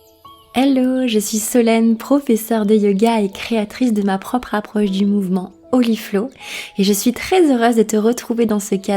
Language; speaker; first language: French; native; French